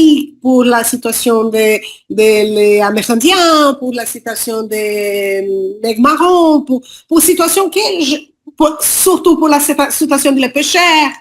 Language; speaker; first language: French; non-native, learner; Portuguese